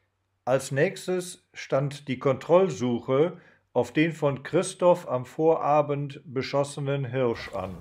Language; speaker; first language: German; native; German